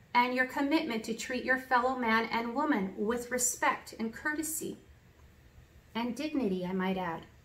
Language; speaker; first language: English; native; English